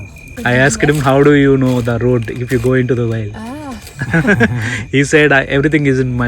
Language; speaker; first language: English; non-native, local second language; Telugu